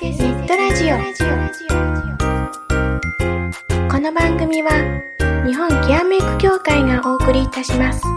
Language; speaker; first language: Japanese; native; Japanese